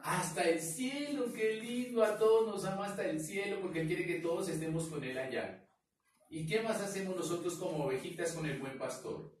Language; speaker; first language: Spanish; native; Spanish